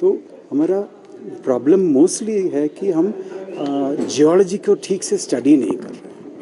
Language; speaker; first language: Hindi; non-native, local second language; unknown